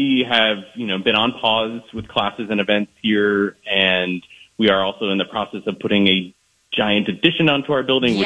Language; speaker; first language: English; native; English